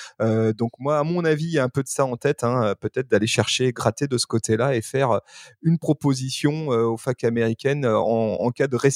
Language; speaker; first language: French; native; French